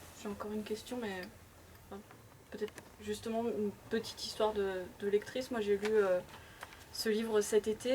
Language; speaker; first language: French; native; French